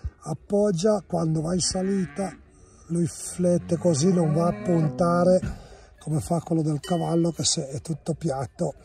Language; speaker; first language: Italian; native; Italian